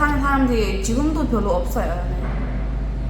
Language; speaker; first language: Korean; non-native, learner; Burmese